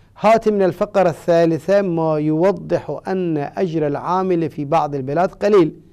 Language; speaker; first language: Arabic; non-native, fluent; Persian